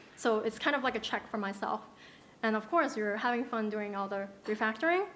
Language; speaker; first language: English; non-native, local second language; Cantonese